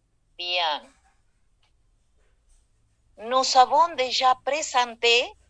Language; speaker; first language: French; non-native, fluent; Spanish